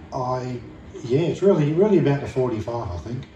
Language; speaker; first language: English; native; English